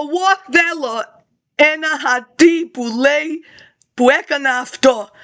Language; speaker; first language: Greek; early bilingual, heritage; English